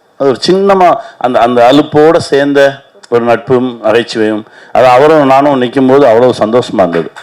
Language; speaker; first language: Tamil; native; Tamil